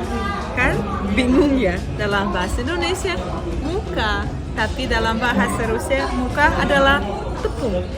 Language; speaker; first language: Indonesian; non-native, fluent; Russian